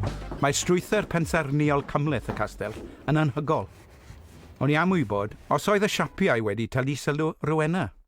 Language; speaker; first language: Welsh; native; Welsh